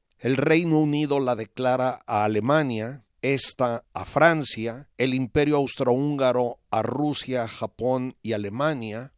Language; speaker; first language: Spanish; native; Spanish